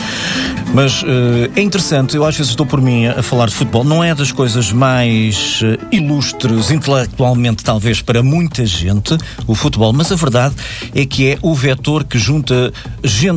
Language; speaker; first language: Portuguese; native; Portuguese